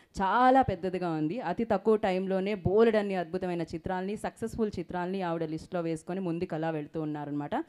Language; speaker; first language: Telugu; native; Telugu